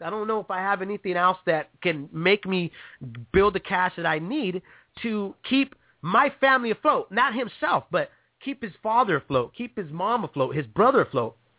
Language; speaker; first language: English; native; English